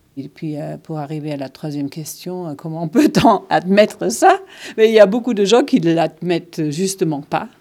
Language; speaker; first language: French; non-native, fluent; German